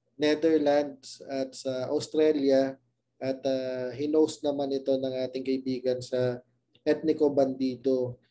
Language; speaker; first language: Filipino; native; Filipino